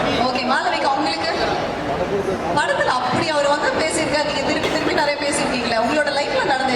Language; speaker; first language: Tamil; native; Tamil